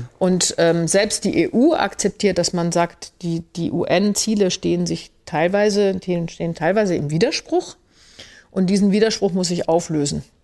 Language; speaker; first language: German; native; German